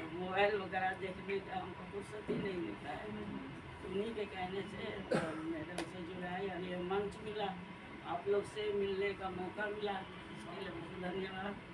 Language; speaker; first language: Hindi; non-native, local second language; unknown